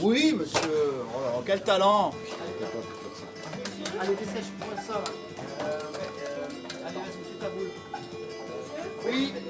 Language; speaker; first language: French; native; French